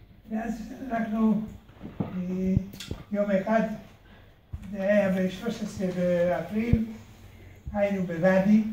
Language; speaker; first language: Hebrew; early bilingual, other home language; Hungarian